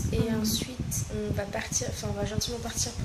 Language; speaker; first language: French; native; French